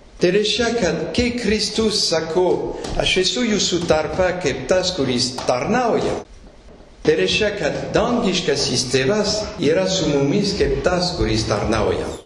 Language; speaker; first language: Lithuanian; non-native, fluent; French